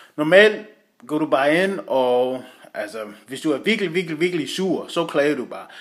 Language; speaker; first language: Danish; non-native, fluent; English